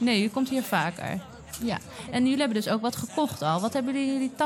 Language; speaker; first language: Dutch; native; Dutch